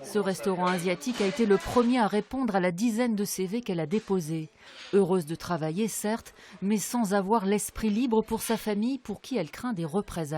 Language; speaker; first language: French; native; French